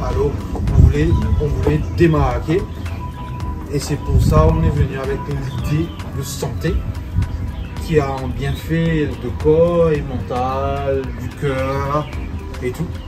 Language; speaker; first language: French; non-native, local second language; Morisyen